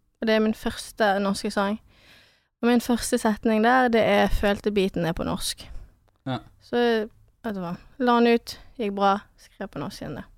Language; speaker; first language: Norwegian; early bilingual, other home language; French